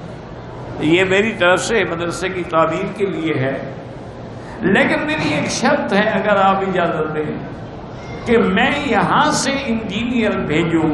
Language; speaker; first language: Urdu; native; Urdu